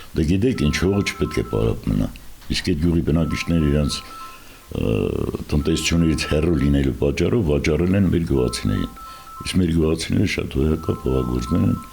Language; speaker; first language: Armenian; native; Armenian